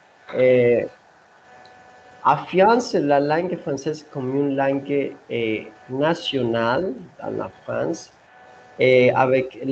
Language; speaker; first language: French; non-native, learner; Spanish